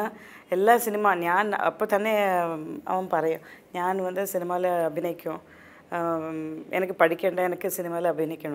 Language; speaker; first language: Malayalam; non-native, local second language; Tamil